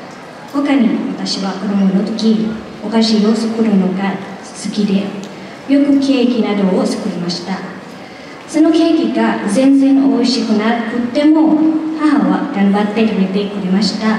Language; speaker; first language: Japanese; non-native, learner; Thai